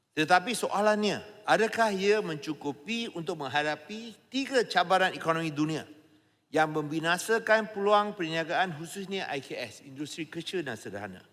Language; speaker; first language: Malay; non-native, local second language; Chinese